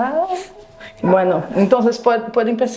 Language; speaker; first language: Spanish; non-native, learner; Portuguese